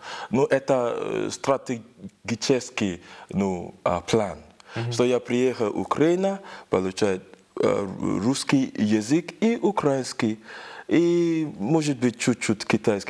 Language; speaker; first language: Russian; non-native, learner; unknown